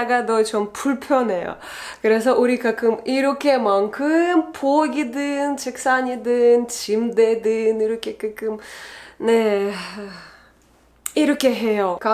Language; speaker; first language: Korean; non-native, learner; Russian